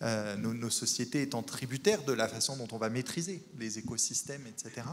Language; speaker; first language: French; native; French